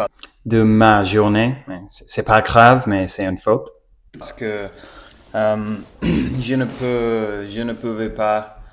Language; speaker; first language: French; non-native, learner; English